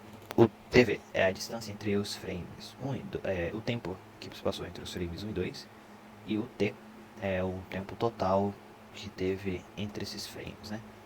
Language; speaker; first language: Portuguese; native; Portuguese